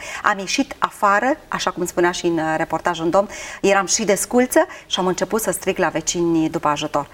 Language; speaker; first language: Romanian; native; Romanian